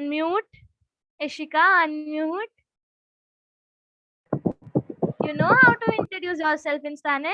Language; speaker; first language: English; non-native, local second language; Hindi